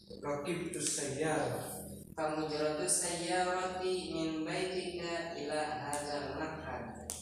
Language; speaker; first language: Arabic; non-native, fluent; Indonesian